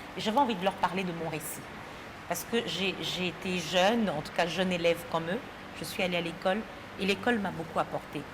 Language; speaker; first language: French; native; French